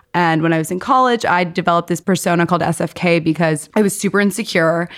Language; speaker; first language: English; native; English